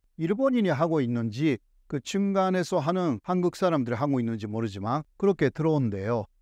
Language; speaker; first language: Korean; non-native, fluent; Japanese